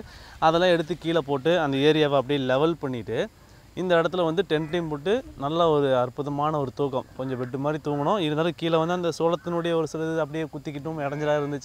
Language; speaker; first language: Tamil; native; Tamil